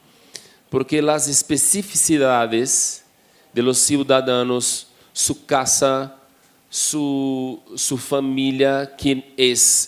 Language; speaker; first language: Spanish; non-native, fluent; Portuguese